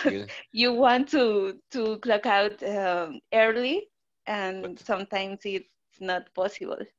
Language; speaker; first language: English; non-native, learner; Spanish